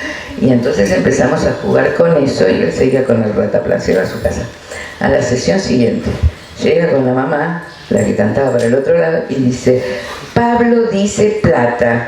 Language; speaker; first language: Spanish; native; Spanish